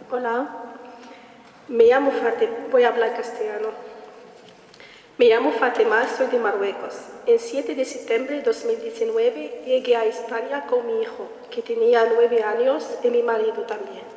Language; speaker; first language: Spanish; non-native, learner; Arabic